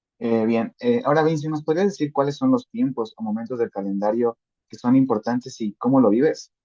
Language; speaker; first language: Spanish; native; Spanish